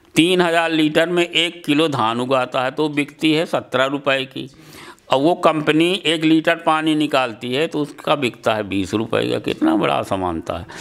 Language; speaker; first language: Hindi; native; Hindi